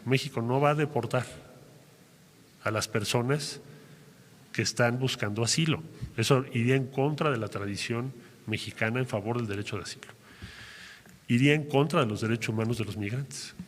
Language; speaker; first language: Spanish; native; Spanish